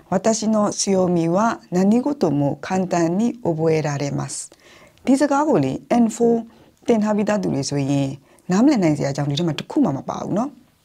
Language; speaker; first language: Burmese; native; Burmese